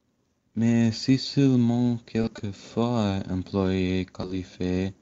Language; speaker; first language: French; non-native, learner; English